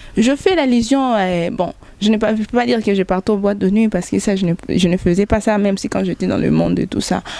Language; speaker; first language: French; non-native, local second language; Lingala